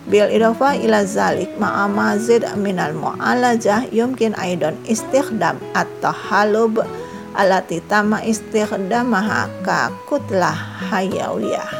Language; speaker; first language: Arabic; non-native, fluent; Indonesian